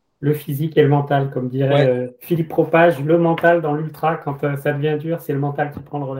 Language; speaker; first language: French; native; French